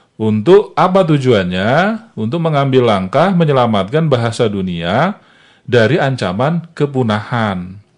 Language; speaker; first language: Indonesian; non-native, local second language; Malay